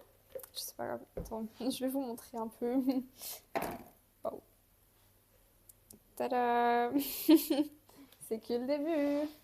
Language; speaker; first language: French; native; French